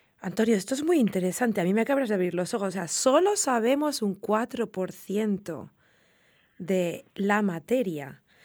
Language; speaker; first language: Spanish; native; Spanish